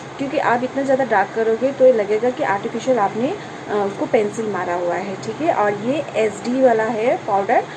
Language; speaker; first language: Hindi; non-native, local second language; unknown